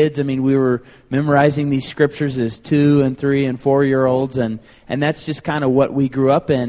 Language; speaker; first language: English; native; English